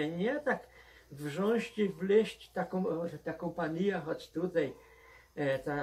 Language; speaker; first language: Polish; early bilingual, heritage; Polish